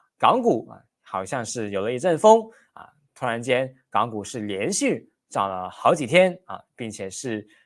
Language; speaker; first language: Chinese; native; Chinese